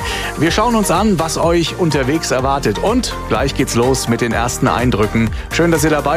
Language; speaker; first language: German; native; German